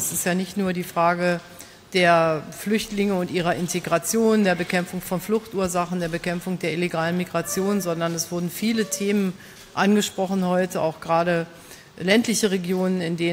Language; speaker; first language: German; native; German